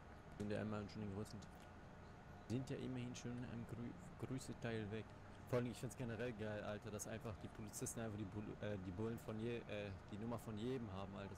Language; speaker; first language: German; native; German